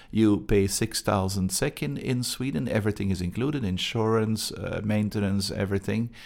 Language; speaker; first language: English; non-native, fluent; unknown